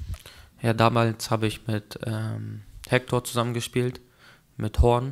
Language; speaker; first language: German; early bilingual, other home language; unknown